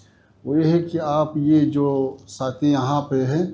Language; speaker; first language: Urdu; non-native, fluent; Pashto